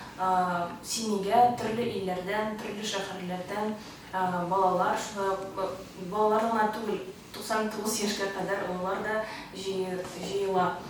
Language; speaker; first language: Tatar; early bilingual, heritage; Tatar